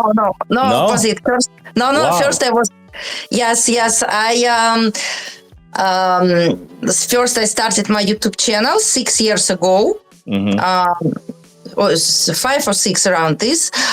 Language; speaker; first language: English; non-native, learner; Russian